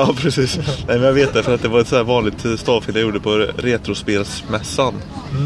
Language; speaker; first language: Swedish; native; Swedish